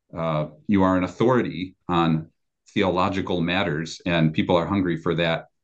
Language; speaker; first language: English; native; English